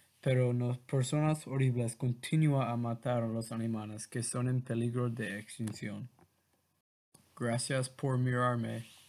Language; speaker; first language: Spanish; non-native, learner; English